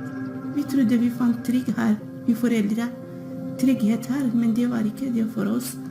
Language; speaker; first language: Norwegian; non-native, learner; Kurdish